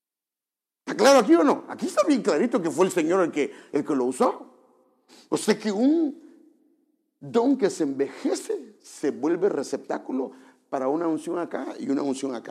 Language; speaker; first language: Spanish; native; Spanish